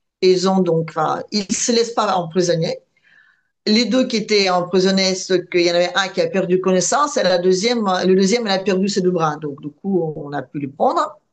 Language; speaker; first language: French; non-native, fluent; Russian